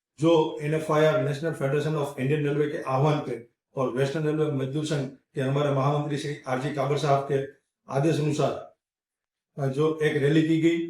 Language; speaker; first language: Hindi; non-native, local second language; Gujarati